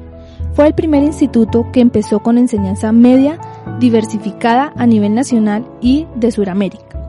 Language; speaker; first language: Spanish; native; Spanish